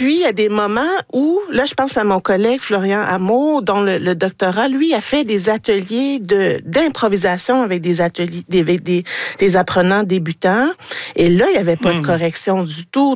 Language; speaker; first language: French; native; French